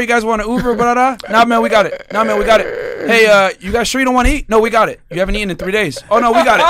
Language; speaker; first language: English; native; English